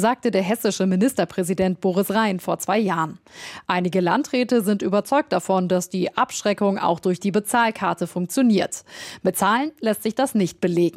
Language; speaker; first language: German; native; German